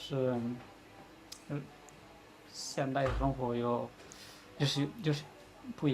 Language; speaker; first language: Chinese; non-native, learner; Spanish